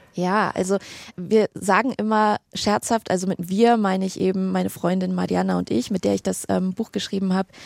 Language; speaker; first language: German; early bilingual, other home language; Armenian